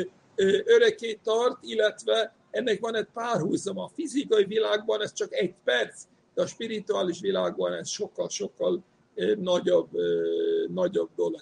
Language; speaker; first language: Hungarian; non-native, fluent; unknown